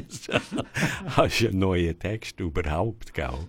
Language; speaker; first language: German; non-native, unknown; English